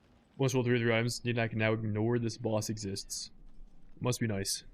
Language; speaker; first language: English; native; English